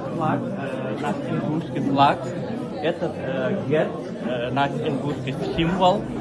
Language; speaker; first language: Russian; non-native, local second language; Ingush